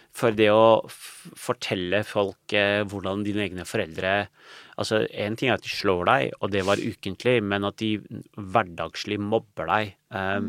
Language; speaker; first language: Norwegian; early bilingual, other home language; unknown